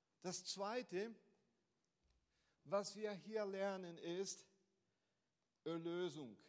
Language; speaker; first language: German; non-native, fluent; Portuguese